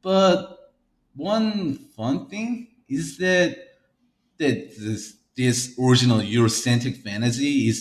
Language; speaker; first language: English; early bilingual, other home language; Korean